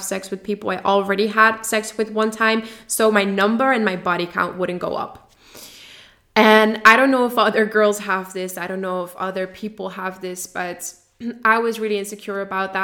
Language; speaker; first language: English; non-native, fluent; Dutch